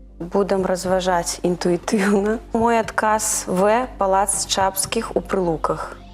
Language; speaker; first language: Belarusian; non-native, local second language; Russian